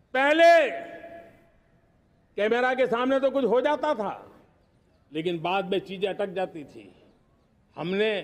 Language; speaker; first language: Hindi; non-native, local second language; Gujarati